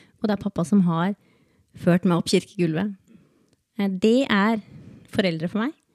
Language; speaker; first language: Norwegian; early bilingual, other home language; Spanish